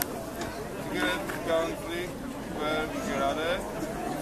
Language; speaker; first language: German; non-native, learner; Czech